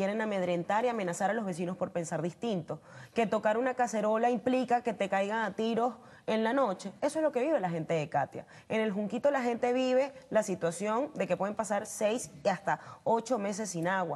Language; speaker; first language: Spanish; native; Spanish